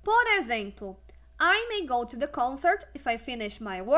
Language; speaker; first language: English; non-native, fluent; Portuguese